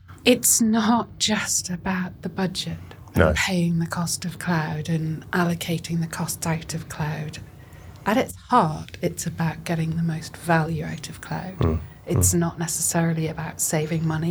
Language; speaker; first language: English; native; English